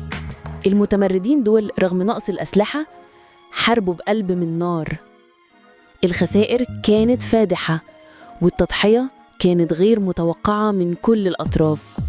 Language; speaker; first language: Arabic; native; Arabic